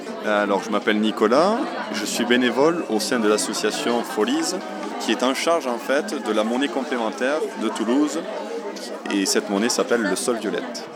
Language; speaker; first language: French; native; French